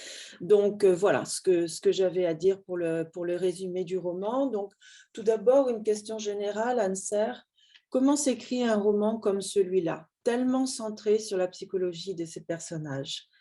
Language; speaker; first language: French; native; French